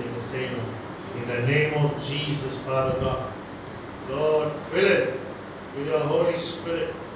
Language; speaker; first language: English; non-native, local second language; Tamil